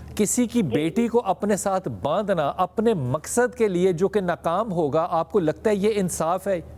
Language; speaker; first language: Urdu; native; Urdu